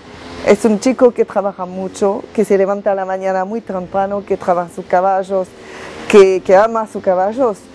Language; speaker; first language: Spanish; non-native, fluent; French